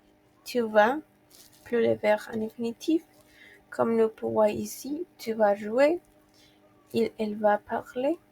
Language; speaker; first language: French; non-native, fluent; Spanish